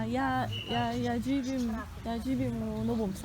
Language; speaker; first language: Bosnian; non-native, learner; Korean